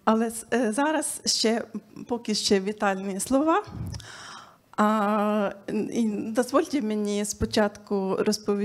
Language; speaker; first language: Ukrainian; non-native, fluent; Swedish